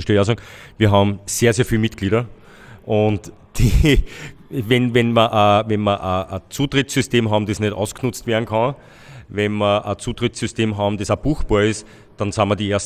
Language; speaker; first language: German; native; German